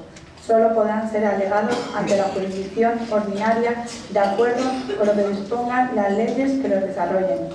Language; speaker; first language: Spanish; native; Spanish